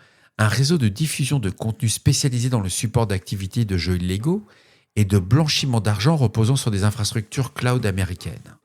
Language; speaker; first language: French; native; French